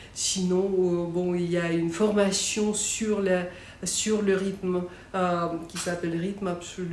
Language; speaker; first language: French; non-native, fluent; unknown